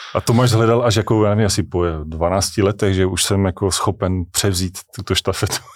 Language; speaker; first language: Czech; native; Czech